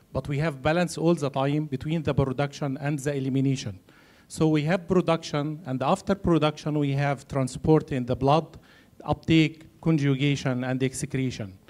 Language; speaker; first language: English; non-native, fluent; Arabic